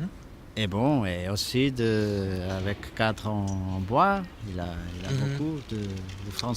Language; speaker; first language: French; non-native, fluent; Portuguese